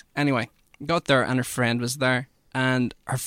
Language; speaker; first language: English; native; English